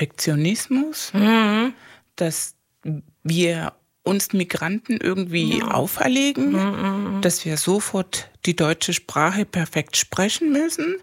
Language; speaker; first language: German; non-native, fluent; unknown